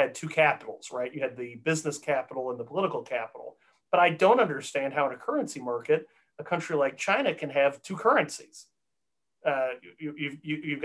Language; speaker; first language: English; native; English